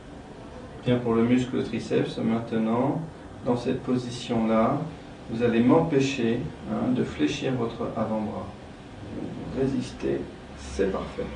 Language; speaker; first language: French; native; French